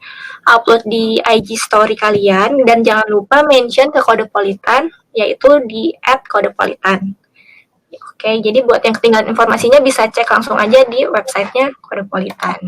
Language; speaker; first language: Indonesian; native; Indonesian